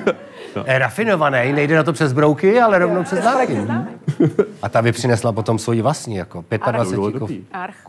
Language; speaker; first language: Czech; native; Czech